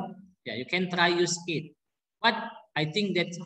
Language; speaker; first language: English; non-native, learner; Indonesian